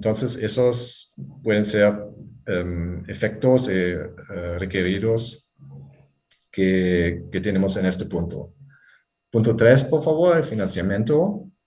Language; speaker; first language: Spanish; non-native, fluent; German